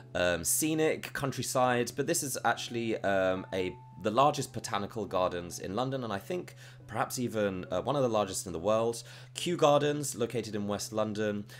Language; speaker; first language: English; native; English